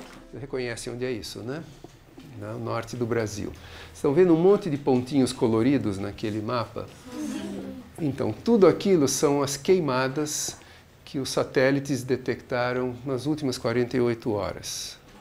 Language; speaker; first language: Portuguese; native; Portuguese